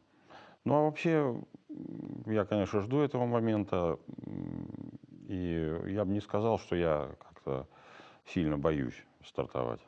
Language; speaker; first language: Russian; native; Russian